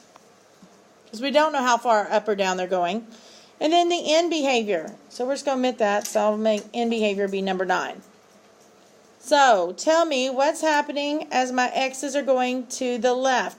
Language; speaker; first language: English; native; English